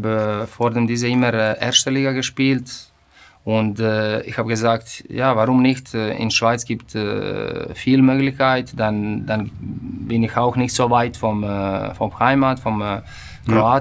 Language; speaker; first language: German; non-native, fluent; Croatian